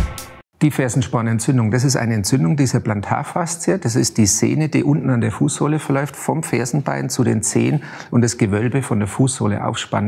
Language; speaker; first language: German; native; German